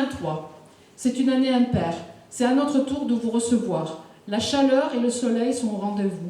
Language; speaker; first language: French; native; French